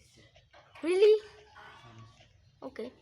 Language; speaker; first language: English; non-native, learner; Burmese